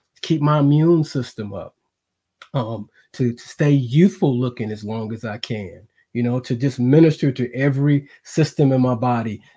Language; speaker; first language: English; native; English